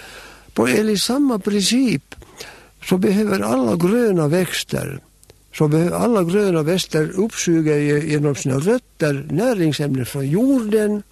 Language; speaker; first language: Swedish; native; Swedish